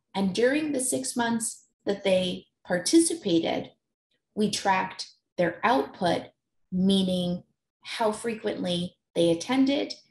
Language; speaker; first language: English; native; English